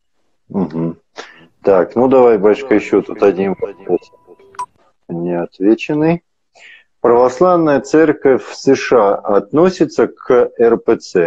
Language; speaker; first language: Russian; native; Russian